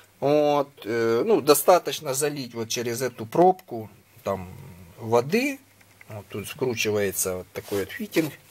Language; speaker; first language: Russian; non-native, local second language; Ukrainian